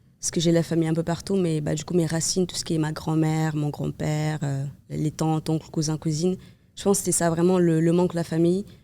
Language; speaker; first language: French; non-native, fluent; Kabuverdianu